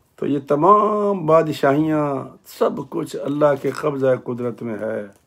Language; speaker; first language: Urdu; native; Urdu